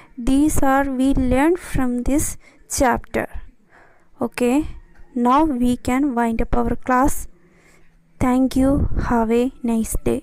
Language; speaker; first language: English; non-native, local second language; Malayalam